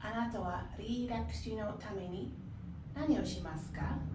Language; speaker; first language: Japanese; non-native, learner; English